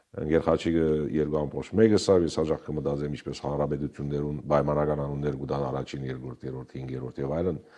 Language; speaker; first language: Armenian; early bilingual, heritage; Armenian